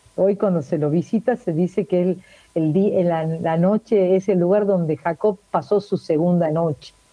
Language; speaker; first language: Spanish; native; Spanish